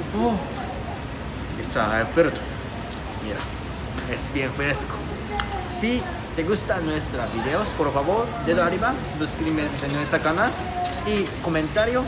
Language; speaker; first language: Spanish; non-native, learner; Japanese